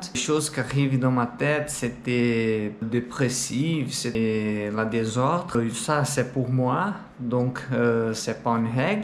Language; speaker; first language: French; non-native, learner; Portuguese